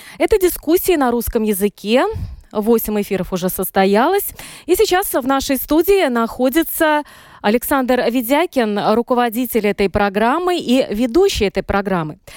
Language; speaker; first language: Russian; native; Russian